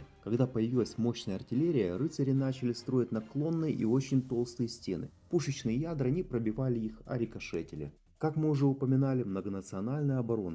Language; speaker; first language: Russian; native; Russian